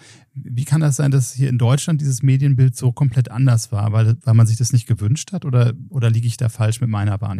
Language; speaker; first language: German; native; German